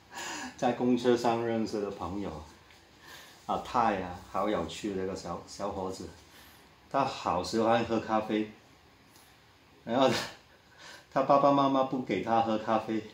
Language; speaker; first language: Chinese; non-native, local second language; Cantonese